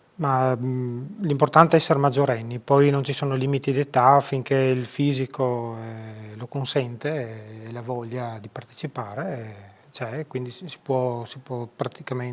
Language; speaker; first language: Italian; native; Italian